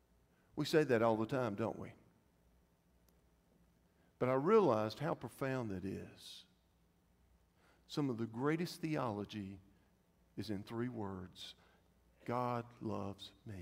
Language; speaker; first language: English; native; English